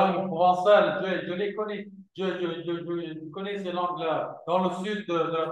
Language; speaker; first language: French; non-native, fluent; Arabic